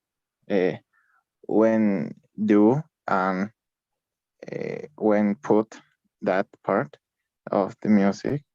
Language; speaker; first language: English; non-native, learner; Spanish